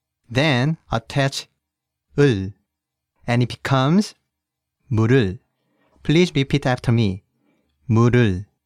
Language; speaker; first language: English; early bilingual, other home language; Korean